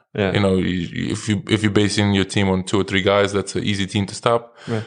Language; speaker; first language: English; non-native, fluent; Lithuanian